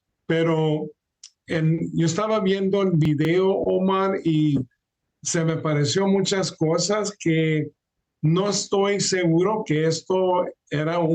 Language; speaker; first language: Spanish; early bilingual, heritage; Spanish